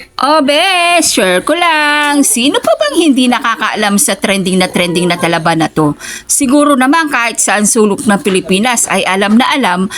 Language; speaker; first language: Filipino; non-native, local second language; Pangasinan